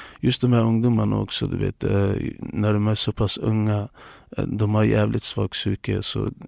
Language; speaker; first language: Swedish; non-native, fluent; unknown